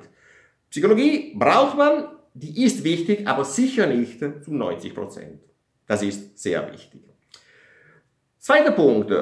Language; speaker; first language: German; non-native, fluent; Italian